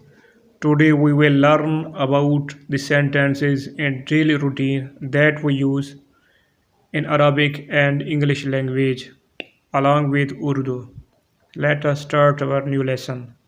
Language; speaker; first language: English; non-native, local second language; Urdu